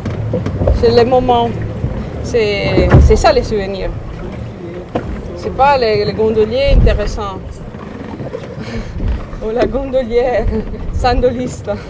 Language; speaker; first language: French; non-native, learner; Italian